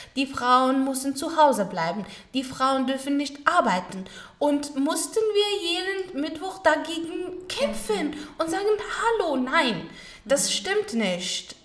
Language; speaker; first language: German; non-native, learner; Pashto